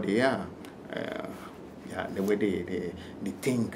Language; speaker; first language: English; non-native, fluent; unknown